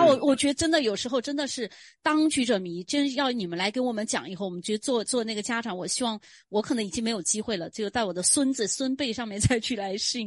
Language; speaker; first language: Chinese; native; Chinese